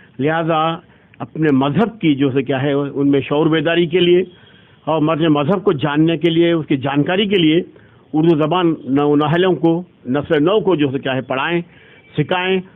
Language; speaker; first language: Urdu; native; Urdu